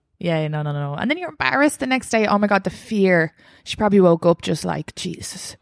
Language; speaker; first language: English; native; English